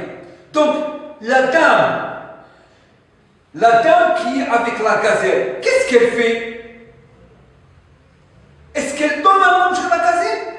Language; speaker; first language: French; non-native, local second language; Arabic